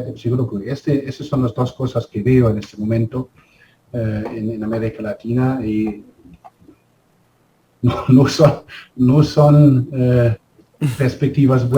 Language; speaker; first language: Spanish; non-native, fluent; German